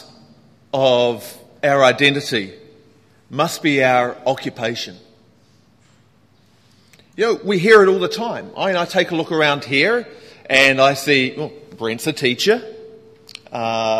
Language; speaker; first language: English; native; English